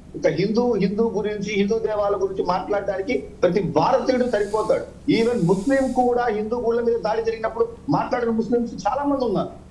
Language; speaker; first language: Telugu; native; Telugu